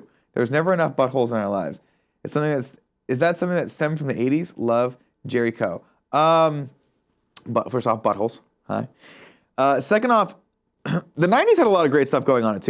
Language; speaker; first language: English; native; English